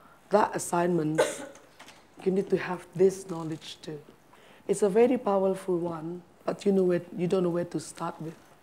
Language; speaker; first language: English; non-native, fluent; Indonesian